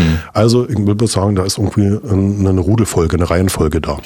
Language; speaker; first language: German; native; German